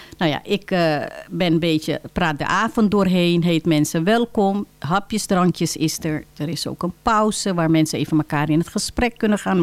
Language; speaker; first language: Dutch; early bilingual, other home language; Caribbean Hindustani